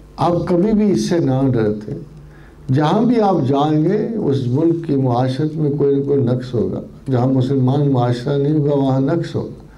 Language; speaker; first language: Urdu; non-native, local second language; Punjabi